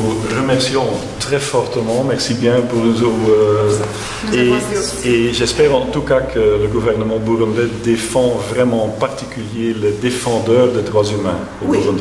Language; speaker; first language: French; non-native, fluent; Dutch